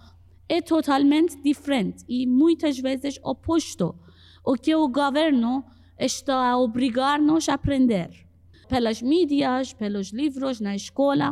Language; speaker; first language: Portuguese; non-native, fluent; Persian